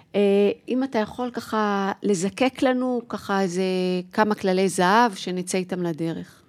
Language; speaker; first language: Hebrew; native; Hebrew